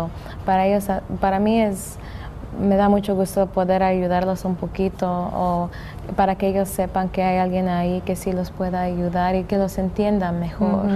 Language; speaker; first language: Spanish; early bilingual, heritage; English